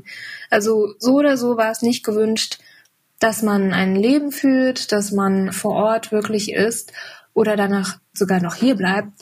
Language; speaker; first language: German; native; German